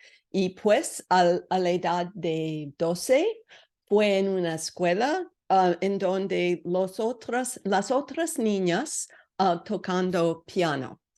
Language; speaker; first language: Spanish; non-native, learner; English